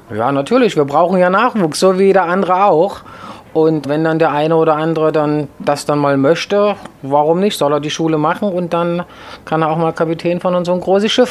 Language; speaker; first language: German; native; German